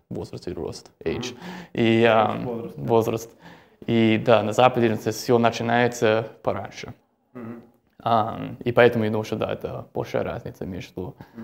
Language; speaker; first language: Russian; non-native, fluent; English